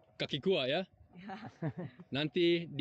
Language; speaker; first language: Indonesian; non-native, learner; English